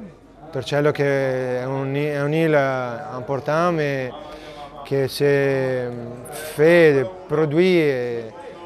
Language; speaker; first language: French; non-native, learner; Italian